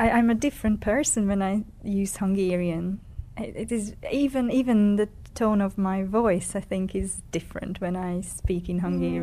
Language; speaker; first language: English; non-native, fluent; Hungarian